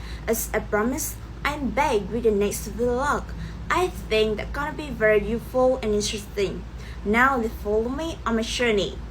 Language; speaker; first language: English; non-native, learner; Vietnamese